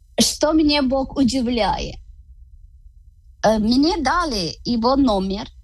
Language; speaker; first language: Ukrainian; non-native, learner; Malayalam